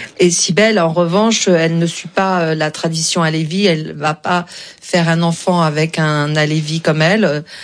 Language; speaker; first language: French; native; French